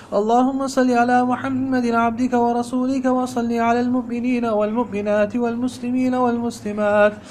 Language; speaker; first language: Arabic; non-native, fluent; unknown